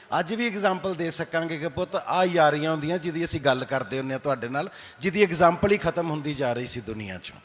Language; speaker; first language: Punjabi; native; Punjabi